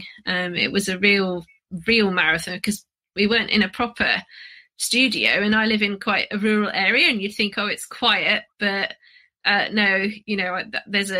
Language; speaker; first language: English; native; English